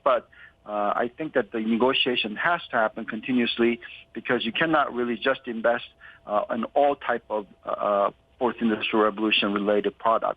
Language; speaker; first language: English; non-native, fluent; Korean